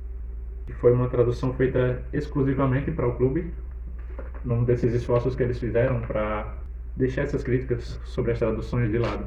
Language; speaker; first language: Portuguese; native; Portuguese